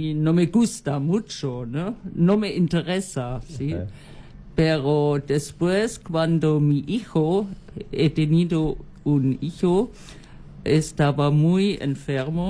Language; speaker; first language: Spanish; non-native, learner; German